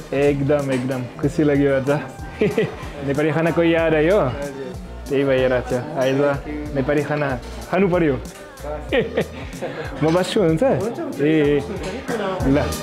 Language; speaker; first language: Nepali; non-native, fluent; French